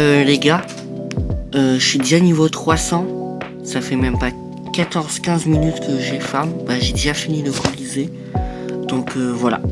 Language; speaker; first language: French; native; French